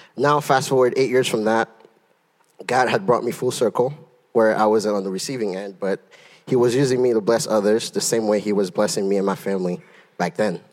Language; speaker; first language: English; early bilingual, other home language; Haitian Creole